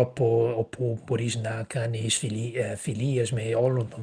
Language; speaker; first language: Greek; non-native, fluent; Portuguese